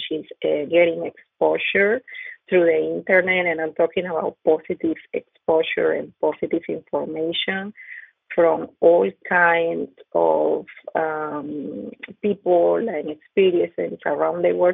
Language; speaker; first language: English; non-native, fluent; Spanish